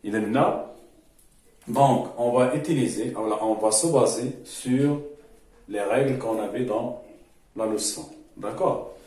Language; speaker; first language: French; non-native, local second language; Arabic